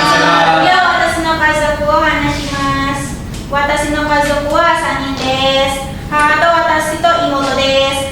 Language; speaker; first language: Japanese; non-native, learner; Indonesian